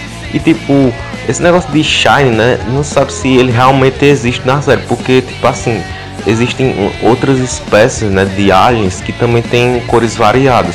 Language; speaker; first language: Portuguese; native; Portuguese